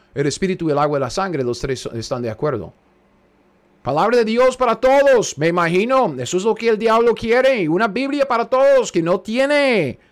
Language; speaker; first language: Spanish; non-native, fluent; English